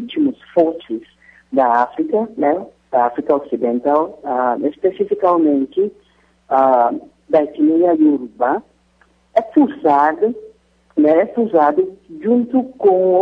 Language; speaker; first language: Portuguese; non-native, fluent; Yoruba